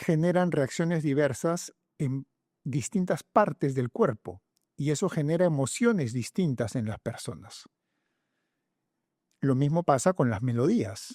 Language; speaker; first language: Spanish; native; Spanish